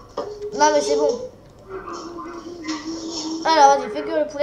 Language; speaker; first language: French; native; French